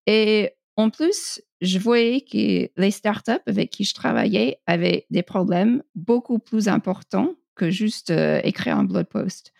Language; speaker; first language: French; non-native, fluent; English